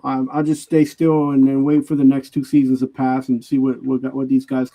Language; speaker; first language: English; native; English